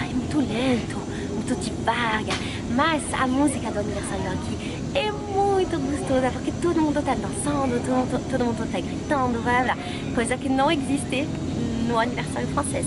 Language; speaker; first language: Portuguese; non-native, fluent; French